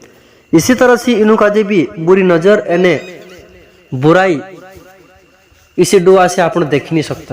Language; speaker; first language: Hindi; non-native, local second language; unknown